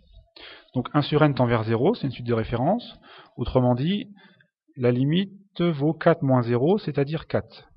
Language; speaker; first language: French; native; French